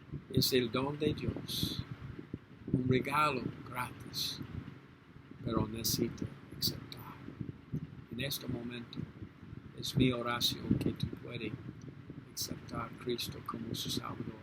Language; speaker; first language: Spanish; non-native, learner; English